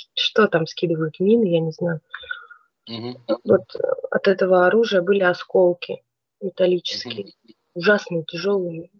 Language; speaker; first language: Russian; native; Russian